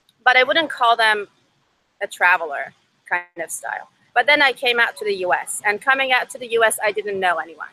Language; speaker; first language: English; non-native, fluent; Persian